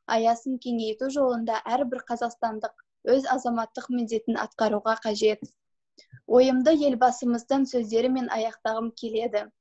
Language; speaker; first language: Kazakh; non-native, local second language; Azerbaijani